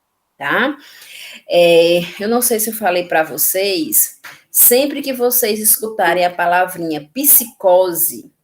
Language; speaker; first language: Portuguese; native; Portuguese